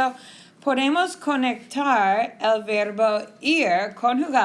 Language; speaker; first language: Spanish; non-native, fluent; English